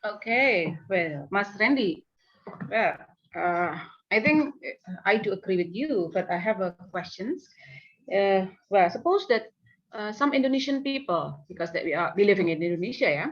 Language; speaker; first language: English; non-native, fluent; Indonesian